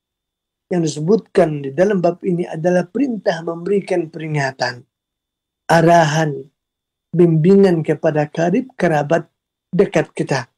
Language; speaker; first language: Indonesian; native; Indonesian